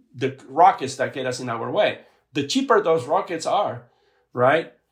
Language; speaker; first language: English; non-native, fluent; Spanish